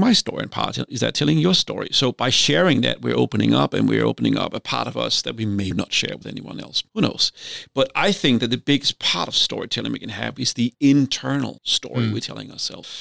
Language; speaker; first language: English; non-native, fluent; Danish